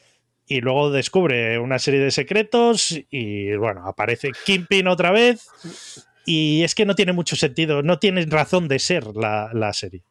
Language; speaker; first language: Spanish; native; Spanish